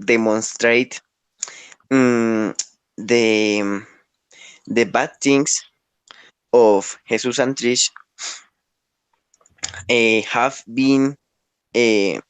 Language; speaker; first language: English; non-native, learner; Spanish